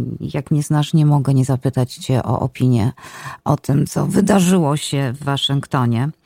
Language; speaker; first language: Polish; native; Polish